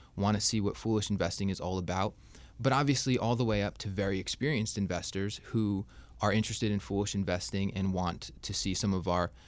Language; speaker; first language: English; native; English